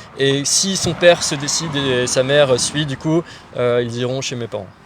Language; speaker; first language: French; native; French